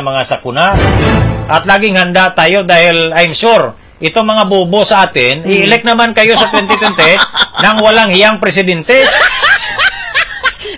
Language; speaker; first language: Filipino; non-native, local second language; Hiligaynon